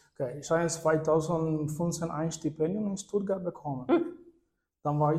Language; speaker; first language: German; non-native, fluent; Spanish